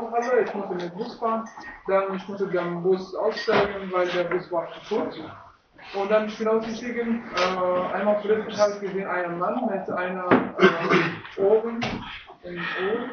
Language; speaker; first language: German; non-native, learner; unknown